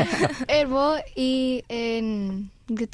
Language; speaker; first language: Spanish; early bilingual, heritage; Spanish